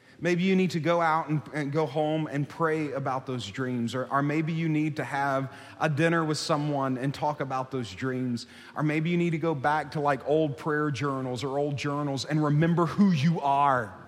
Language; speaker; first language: English; native; English